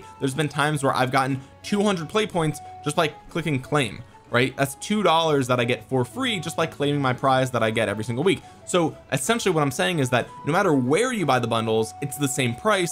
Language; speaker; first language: English; native; English